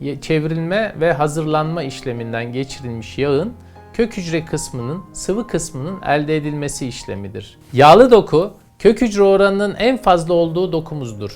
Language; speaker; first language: Turkish; native; Turkish